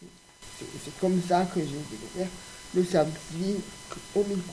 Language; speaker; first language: French; native; French